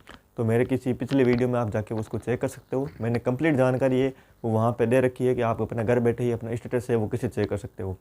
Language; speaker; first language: Hindi; non-native, local second language; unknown